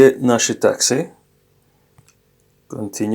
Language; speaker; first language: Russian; non-native, fluent; English